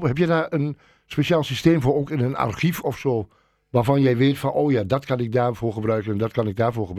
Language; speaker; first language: Dutch; native; Dutch